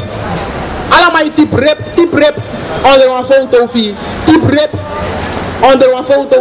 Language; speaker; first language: Dutch; non-native, local second language; Sranan Tongo